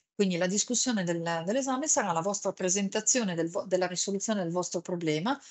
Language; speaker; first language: Italian; native; Italian